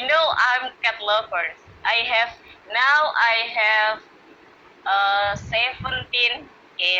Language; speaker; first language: English; non-native, learner; Indonesian